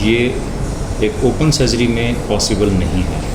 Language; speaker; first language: Hindi; native; Hindi